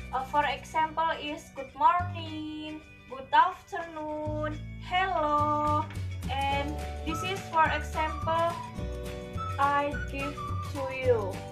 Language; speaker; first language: English; non-native, learner; Indonesian